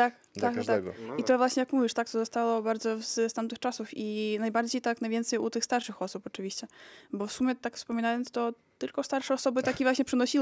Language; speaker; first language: Polish; early bilingual, heritage; Polish